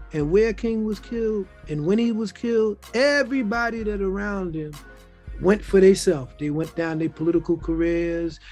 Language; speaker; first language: English; native; English